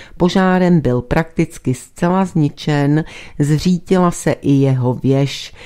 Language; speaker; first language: Czech; native; Czech